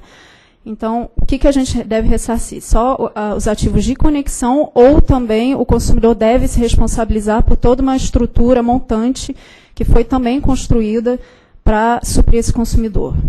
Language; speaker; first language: Portuguese; native; Portuguese